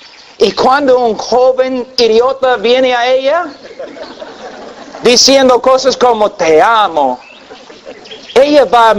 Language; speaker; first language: Spanish; non-native, fluent; English